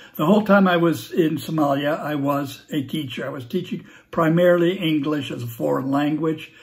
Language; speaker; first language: English; native; English